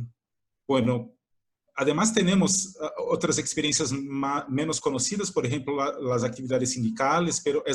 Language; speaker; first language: Spanish; non-native, fluent; Portuguese